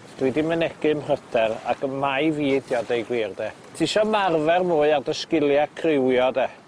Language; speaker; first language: Welsh; native; Welsh